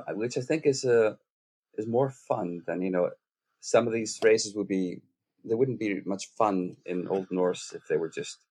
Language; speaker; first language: English; non-native, fluent; Icelandic